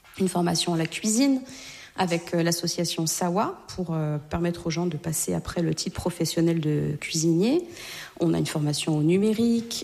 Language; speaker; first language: French; native; French